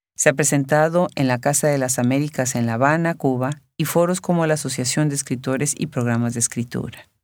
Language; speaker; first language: Spanish; native; Spanish